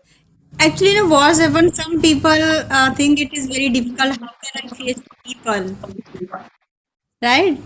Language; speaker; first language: English; non-native, learner; Hindi